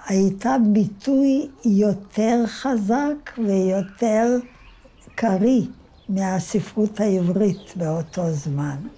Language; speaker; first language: Hebrew; non-native, fluent; Yiddish